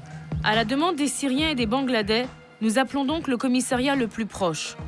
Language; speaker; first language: French; native; French